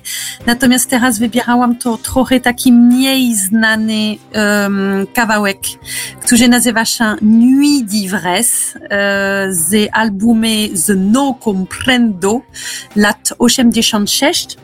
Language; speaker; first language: Polish; non-native, fluent; French